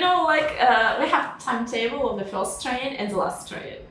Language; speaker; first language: English; non-native, fluent; Russian